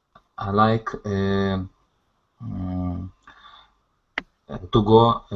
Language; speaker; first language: English; non-native, learner; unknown